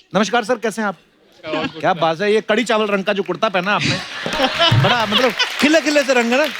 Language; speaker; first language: Hindi; non-native, local second language; Punjabi